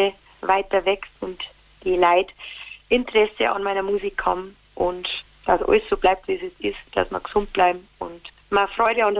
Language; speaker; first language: German; native; German